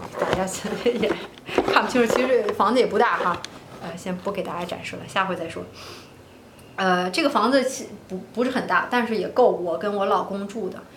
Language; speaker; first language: Chinese; native; Chinese